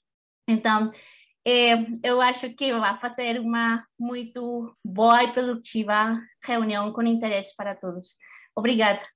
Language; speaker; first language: Portuguese; non-native, fluent; Spanish